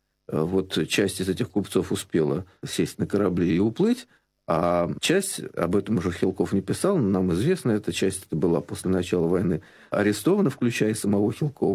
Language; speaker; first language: Russian; native; Russian